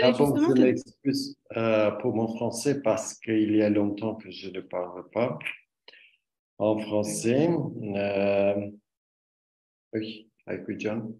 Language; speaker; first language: French; non-native, learner; Armenian